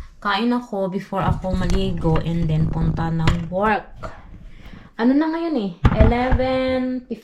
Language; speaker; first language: Filipino; non-native, local second language; Hiligaynon